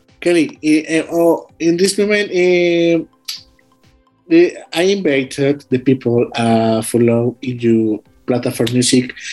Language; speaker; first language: English; non-native, learner; Spanish